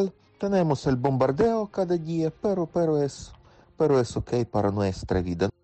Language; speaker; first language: Spanish; non-native, fluent; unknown